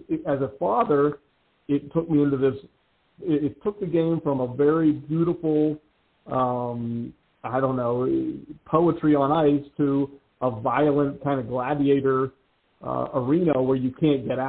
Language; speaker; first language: English; native; English